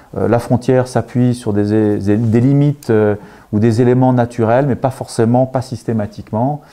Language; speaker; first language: French; native; French